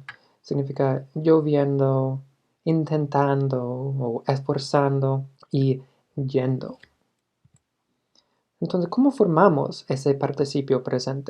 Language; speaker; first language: Spanish; non-native, fluent; English